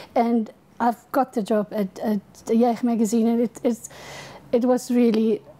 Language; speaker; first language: English; non-native, local second language; Afrikaans